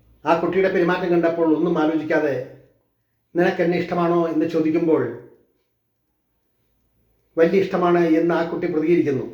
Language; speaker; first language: Malayalam; native; Malayalam